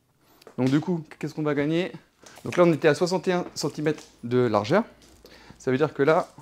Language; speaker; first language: French; native; French